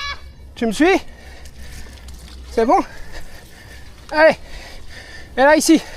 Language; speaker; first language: French; native; French